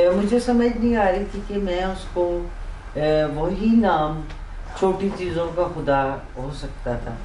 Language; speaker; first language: Urdu; non-native, local second language; Punjabi